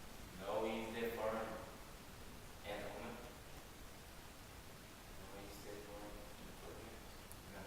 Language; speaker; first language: English; non-native, learner; Spanish